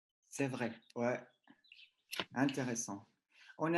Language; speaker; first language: French; non-native, learner; Spanish